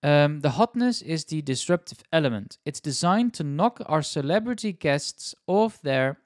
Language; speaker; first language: English; non-native, fluent; Dutch